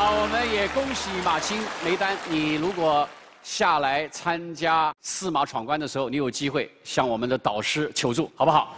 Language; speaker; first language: Chinese; native; Chinese